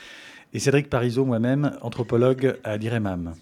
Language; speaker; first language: French; native; French